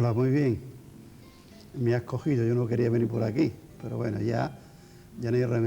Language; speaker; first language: Spanish; native; Spanish